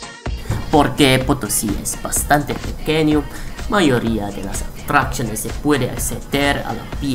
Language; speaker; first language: Spanish; non-native, learner; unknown